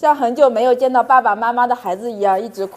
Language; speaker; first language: Chinese; native; Chinese